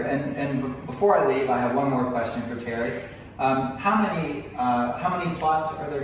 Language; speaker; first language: English; native; English